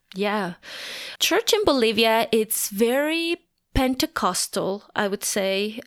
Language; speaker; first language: English; non-native, fluent; Spanish